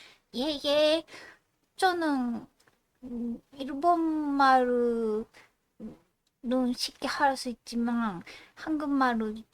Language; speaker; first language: Korean; non-native, fluent; Japanese